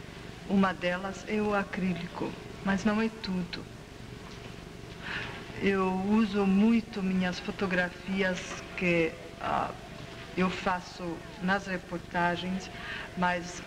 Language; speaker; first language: Portuguese; non-native, fluent; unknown